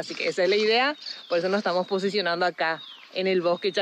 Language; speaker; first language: Spanish; native; Spanish